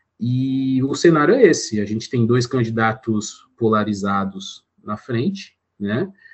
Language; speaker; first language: Portuguese; native; Portuguese